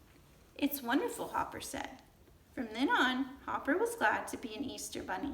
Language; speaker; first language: English; native; English